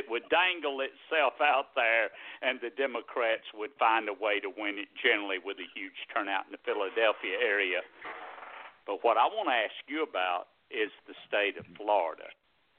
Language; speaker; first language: English; native; English